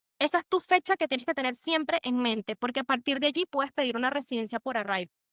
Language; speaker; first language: Spanish; native; Spanish